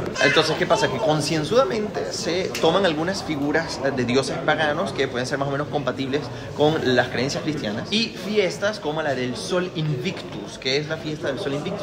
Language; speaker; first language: Spanish; native; Spanish